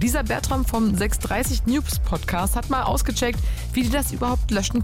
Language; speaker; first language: German; native; German